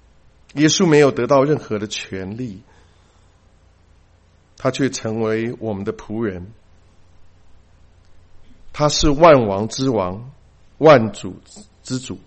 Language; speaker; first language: Chinese; native; Chinese